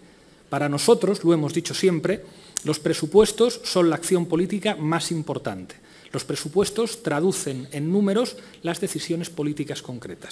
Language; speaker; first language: Spanish; native; Spanish